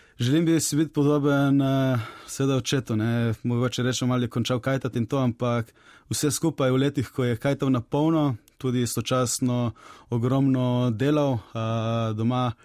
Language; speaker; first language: Slovenian; native; Slovenian